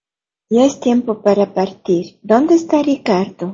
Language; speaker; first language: Spanish; non-native, learner; German